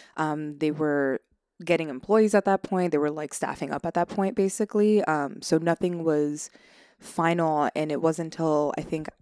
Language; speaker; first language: English; native; English